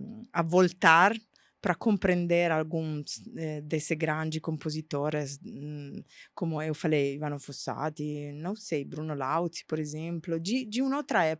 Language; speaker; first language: Portuguese; non-native, fluent; Italian